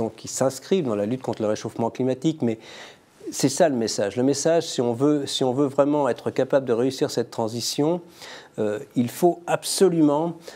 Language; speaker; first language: French; native; French